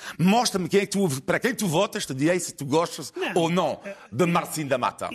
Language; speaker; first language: Portuguese; non-native, fluent; French